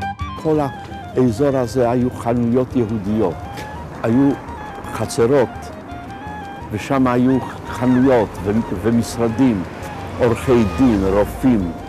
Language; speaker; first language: Hebrew; non-native, fluent; Polish